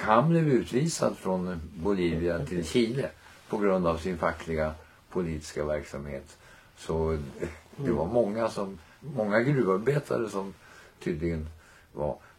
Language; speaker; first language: Swedish; native; Swedish